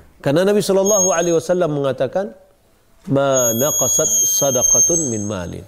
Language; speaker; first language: Malay; non-native, local second language; Minangkabau